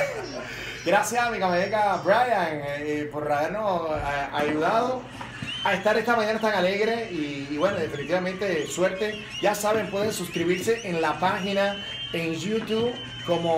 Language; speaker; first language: Spanish; native; Spanish